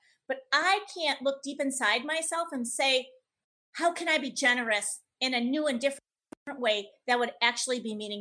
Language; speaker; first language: English; native; English